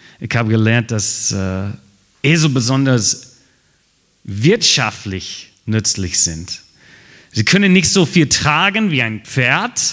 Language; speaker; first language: German; non-native, fluent; English